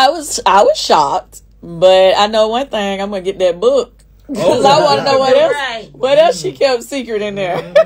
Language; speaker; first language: English; native; English